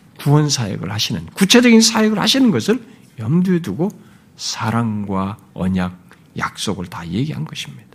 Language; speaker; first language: Korean; native; Korean